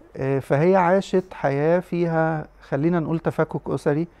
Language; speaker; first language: Arabic; native; Arabic